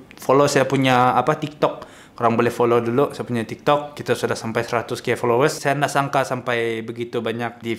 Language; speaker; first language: Malay; non-native, local second language; Iban